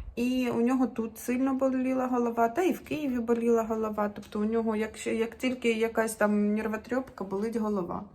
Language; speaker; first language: Ukrainian; native; Ukrainian